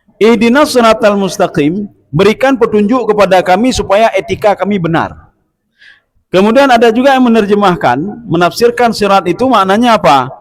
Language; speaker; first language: Malay; non-native, local second language; Achinese